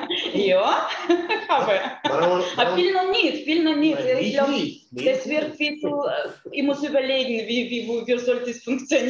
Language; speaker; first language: German; non-native, fluent; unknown